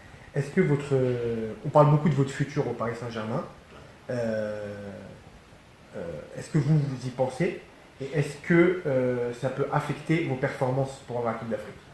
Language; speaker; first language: French; native; French